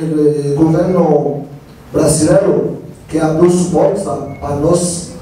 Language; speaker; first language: Portuguese; non-native, learner; Haitian Creole